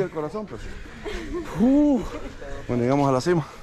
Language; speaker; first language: Spanish; native; Spanish